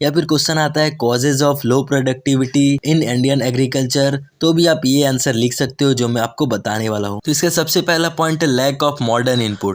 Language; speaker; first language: Hindi; native; Hindi